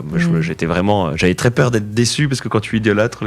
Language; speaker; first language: French; native; French